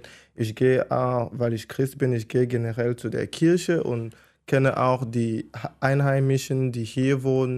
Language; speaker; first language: German; non-native, fluent; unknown